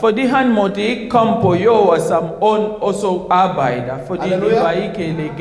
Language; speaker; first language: Danish; non-native, fluent; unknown